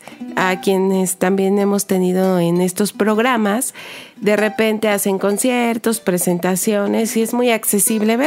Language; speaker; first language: Spanish; native; Spanish